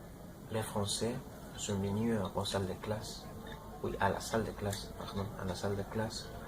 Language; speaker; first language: French; non-native, learner; Spanish